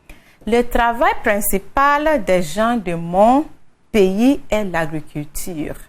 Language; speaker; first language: French; non-native, fluent; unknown